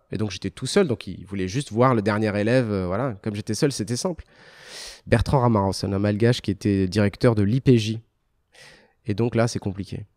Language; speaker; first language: French; early bilingual, other home language; Arabic